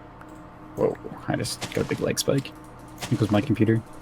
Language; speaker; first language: English; native; English